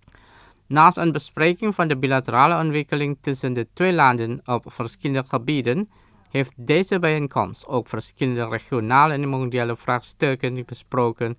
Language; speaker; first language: Dutch; non-native, fluent; Indonesian